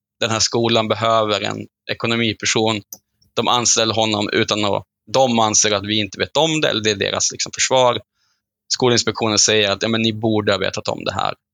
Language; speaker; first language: Swedish; native; Swedish